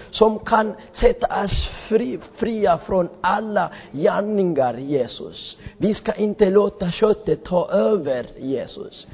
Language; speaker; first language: Swedish; non-native, fluent; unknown